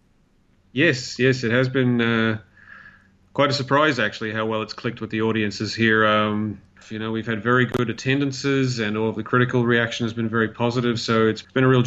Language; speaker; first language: English; native; English